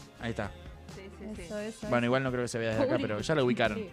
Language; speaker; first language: Spanish; native; Spanish